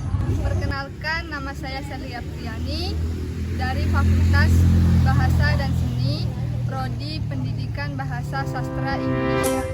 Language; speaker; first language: Indonesian; non-native, local second language; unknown